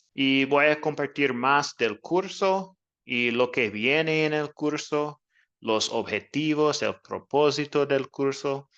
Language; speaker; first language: Spanish; non-native, learner; English